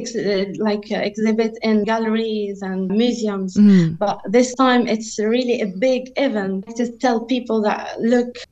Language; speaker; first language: English; non-native, fluent; Arabic